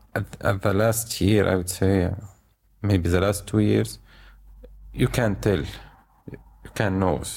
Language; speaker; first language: English; non-native, fluent; Arabic